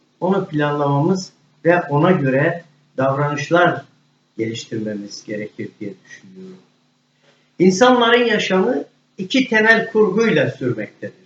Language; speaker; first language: Turkish; native; Turkish